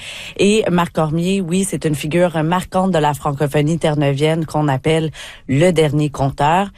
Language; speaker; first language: French; native; French